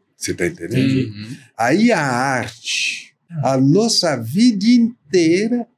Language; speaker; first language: Portuguese; non-native, fluent; French